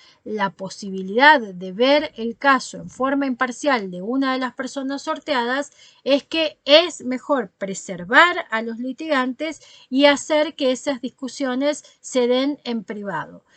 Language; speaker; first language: Spanish; native; Spanish